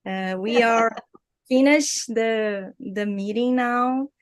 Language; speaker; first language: English; non-native, learner; Portuguese